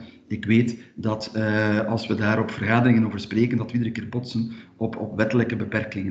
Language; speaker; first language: Dutch; native; Dutch